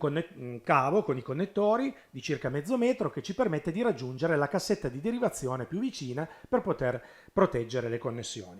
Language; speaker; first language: Italian; native; Italian